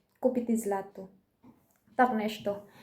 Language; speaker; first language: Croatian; non-native, learner; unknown